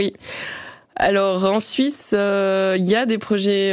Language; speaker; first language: French; native; French